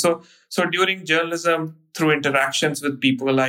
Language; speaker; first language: English; non-native, local second language; Hindi